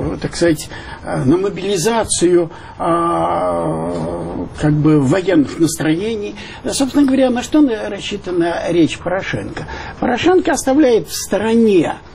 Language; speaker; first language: Russian; non-native, local second language; Ukrainian